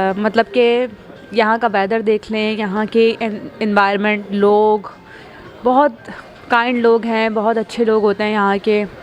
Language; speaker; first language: Urdu; native; Urdu